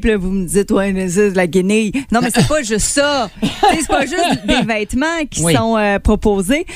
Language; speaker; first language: French; native; French